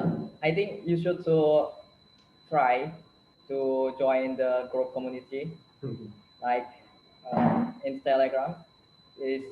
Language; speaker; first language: English; non-native, learner; Indonesian